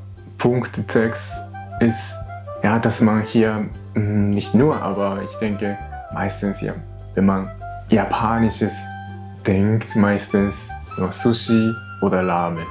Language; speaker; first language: German; non-native, fluent; Japanese